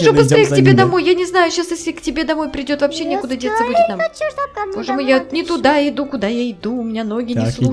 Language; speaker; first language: Russian; native; Russian